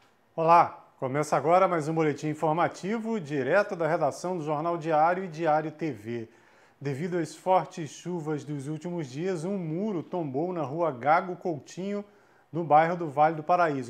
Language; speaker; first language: Portuguese; native; Portuguese